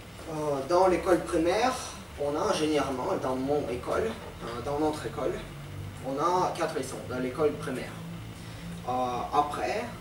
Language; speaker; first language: French; non-native, learner; Russian